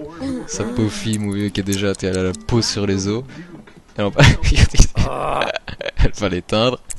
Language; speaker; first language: French; native; French